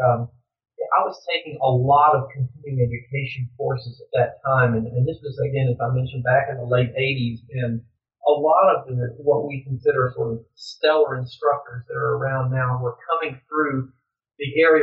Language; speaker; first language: English; native; English